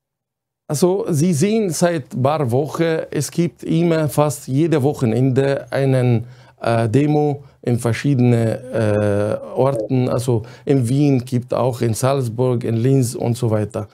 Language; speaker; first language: German; non-native, fluent; Arabic